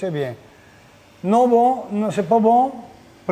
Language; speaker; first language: French; non-native, learner; Italian